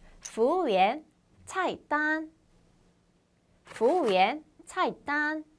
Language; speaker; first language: Chinese; non-native, fluent; Korean